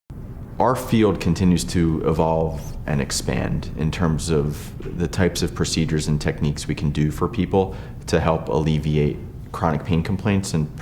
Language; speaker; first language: English; native; English